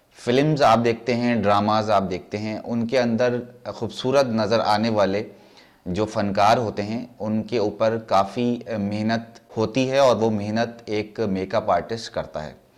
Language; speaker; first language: Urdu; native; Urdu